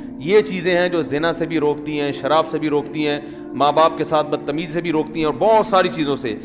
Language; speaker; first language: Urdu; native; Urdu